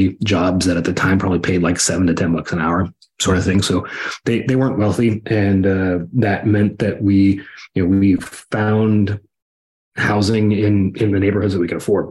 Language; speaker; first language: English; native; English